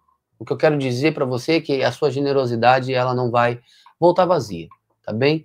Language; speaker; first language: Portuguese; native; Portuguese